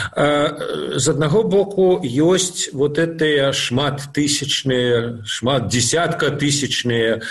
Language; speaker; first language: Belarusian; non-native, local second language; Russian